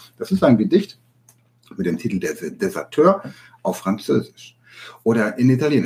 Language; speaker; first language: German; native; German